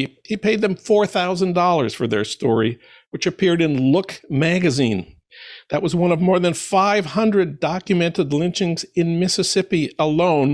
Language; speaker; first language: English; native; English